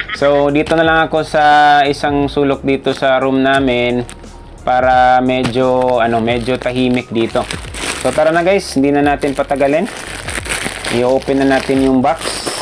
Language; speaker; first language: Filipino; non-native, local second language; Cebuano